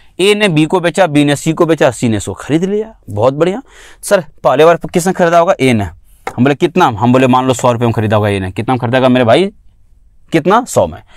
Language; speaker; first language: Hindi; native; Hindi